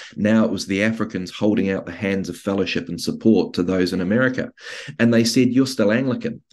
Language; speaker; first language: English; native; English